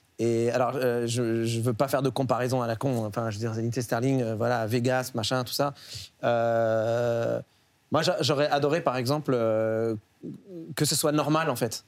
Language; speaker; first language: French; early bilingual, other home language; Arabic